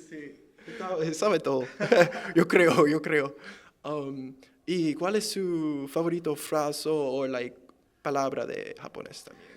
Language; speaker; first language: Spanish; early bilingual, heritage; English